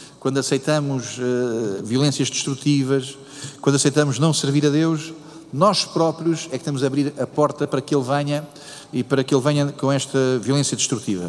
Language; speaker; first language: Portuguese; native; Portuguese